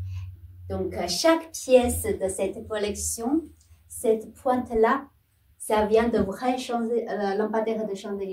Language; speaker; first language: French; non-native, fluent; Chinese